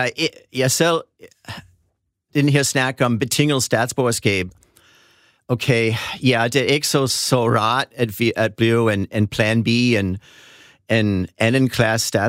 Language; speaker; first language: Danish; non-native, fluent; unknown